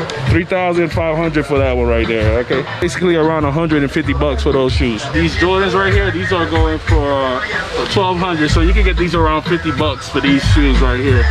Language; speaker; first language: English; native; English